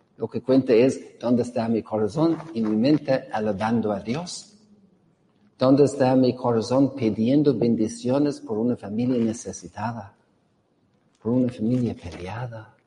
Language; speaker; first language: Spanish; non-native, fluent; English